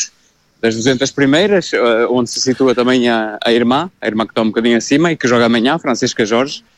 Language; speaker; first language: Portuguese; native; Portuguese